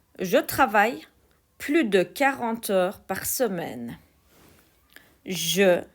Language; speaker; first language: French; non-native, fluent; Turkish